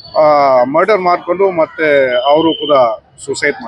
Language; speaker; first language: Kannada; non-native, fluent; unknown